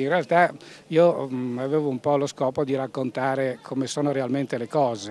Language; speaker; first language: Italian; native; Italian